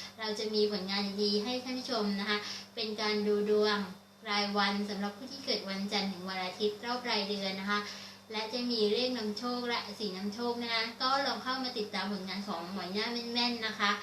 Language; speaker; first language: Thai; native; Thai